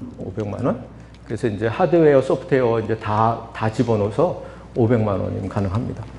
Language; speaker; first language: Korean; native; Korean